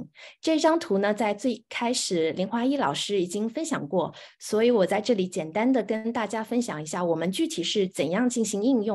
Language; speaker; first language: Chinese; native; Chinese